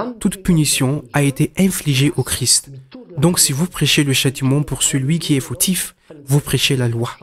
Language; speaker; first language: French; non-native, local second language; Malagasy